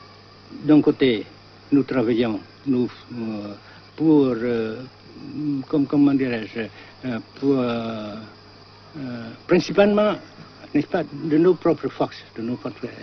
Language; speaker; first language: French; non-native, local second language; Vietnamese